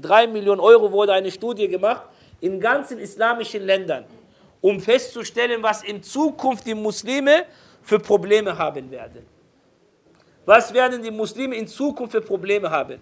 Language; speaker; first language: German; non-native, fluent; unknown